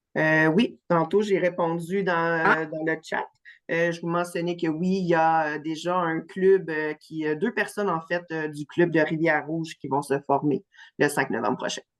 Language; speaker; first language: French; native; French